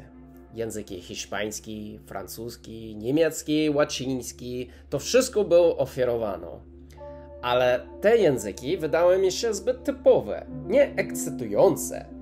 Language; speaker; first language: Polish; non-native, learner; English